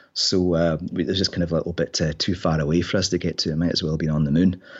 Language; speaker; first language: English; native; English